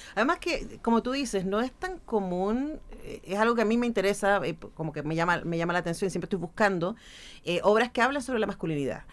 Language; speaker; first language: Spanish; native; Spanish